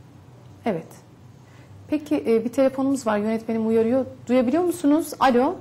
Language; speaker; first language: Turkish; native; Turkish